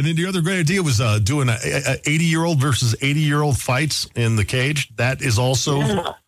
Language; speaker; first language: English; native; English